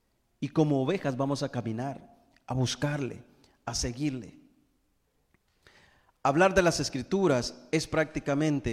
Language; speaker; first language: Spanish; native; Spanish